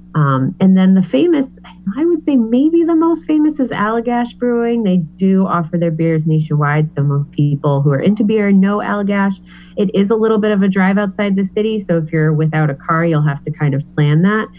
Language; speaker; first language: English; native; English